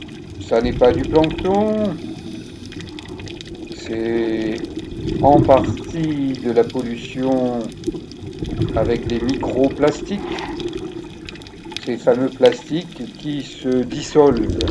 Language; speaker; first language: French; native; French